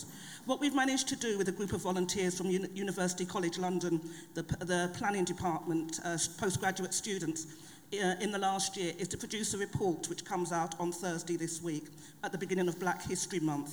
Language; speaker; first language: English; native; English